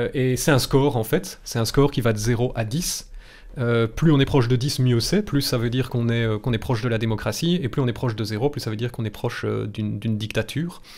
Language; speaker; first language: French; native; French